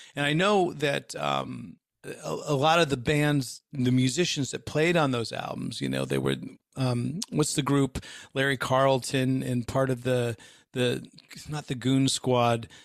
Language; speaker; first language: English; native; English